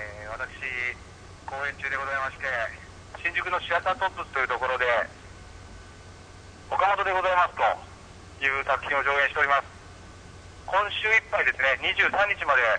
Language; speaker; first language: Japanese; native; Japanese